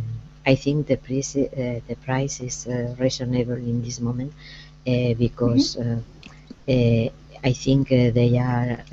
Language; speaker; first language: English; non-native, learner; Spanish